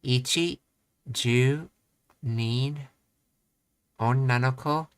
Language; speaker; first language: Japanese; non-native, learner; English